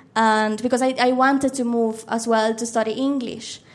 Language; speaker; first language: English; non-native, fluent; Spanish